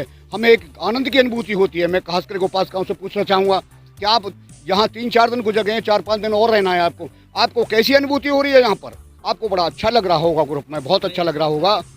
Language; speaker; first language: Hindi; native; Hindi